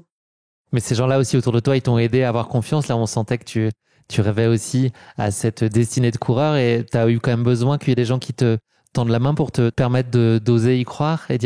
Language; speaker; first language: French; native; French